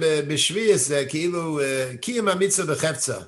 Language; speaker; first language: Hebrew; non-native, fluent; English